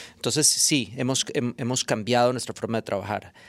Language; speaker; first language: Spanish; native; Spanish